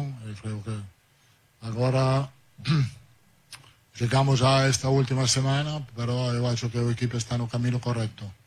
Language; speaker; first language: Portuguese; non-native, learner; Italian